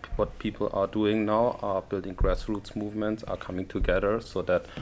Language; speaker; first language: English; non-native, fluent; German